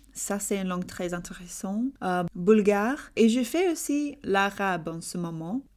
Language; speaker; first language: French; non-native, learner; English